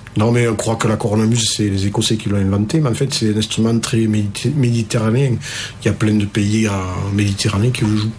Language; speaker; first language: French; native; French